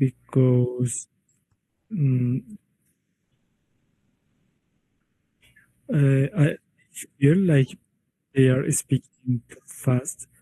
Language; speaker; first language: English; non-native, learner; Spanish